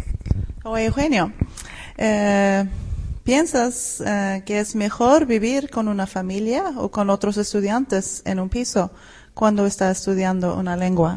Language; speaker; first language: Spanish; non-native, fluent; Swedish